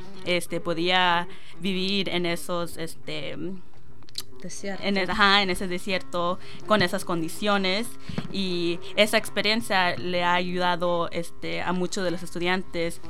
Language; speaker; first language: Spanish; non-native, fluent; English